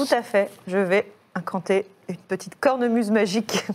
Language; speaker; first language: French; native; French